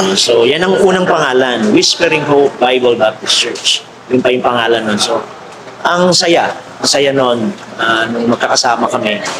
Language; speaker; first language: Filipino; native; Filipino